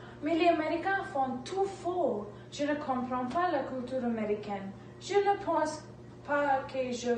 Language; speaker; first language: French; non-native, learner; English